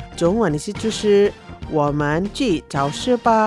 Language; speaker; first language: Chinese; early bilingual, heritage; Chinese